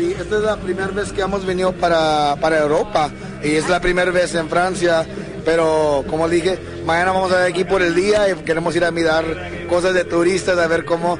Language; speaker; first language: Spanish; early bilingual, heritage; English